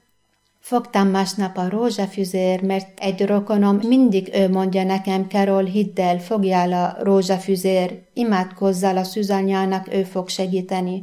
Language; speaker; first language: Hungarian; non-native, fluent; Arabic